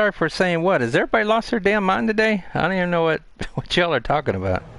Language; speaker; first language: English; native; English